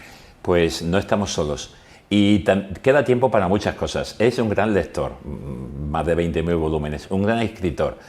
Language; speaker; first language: Spanish; native; Spanish